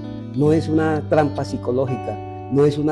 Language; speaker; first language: Spanish; native; Spanish